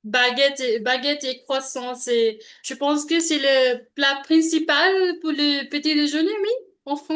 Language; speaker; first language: French; non-native, learner; Punjabi